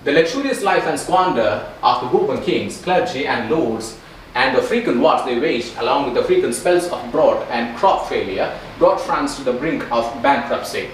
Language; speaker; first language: English; non-native, local second language; Malayalam